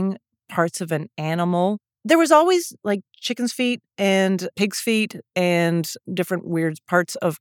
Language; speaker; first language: English; native; English